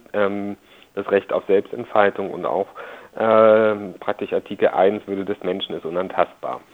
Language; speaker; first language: German; native; German